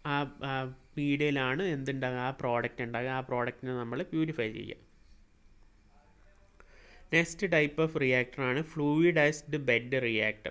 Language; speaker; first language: Malayalam; native; Malayalam